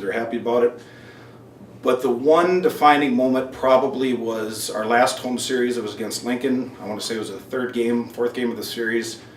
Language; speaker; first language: English; native; English